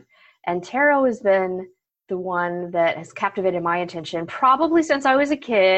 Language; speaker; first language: English; native; English